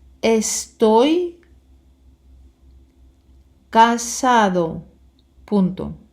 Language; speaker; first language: Spanish; non-native, fluent; Ukrainian